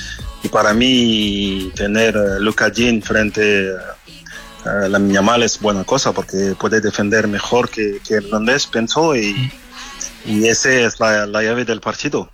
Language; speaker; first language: Spanish; non-native, fluent; French